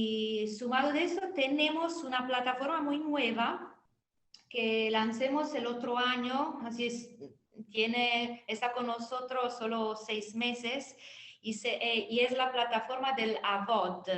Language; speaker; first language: Spanish; non-native, fluent; Italian